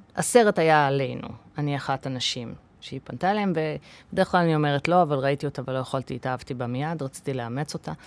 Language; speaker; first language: Hebrew; early bilingual, other home language; English